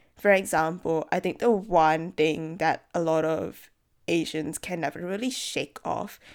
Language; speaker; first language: English; native; English